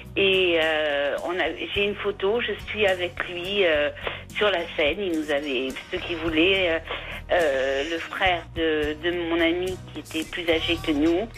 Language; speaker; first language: French; native; French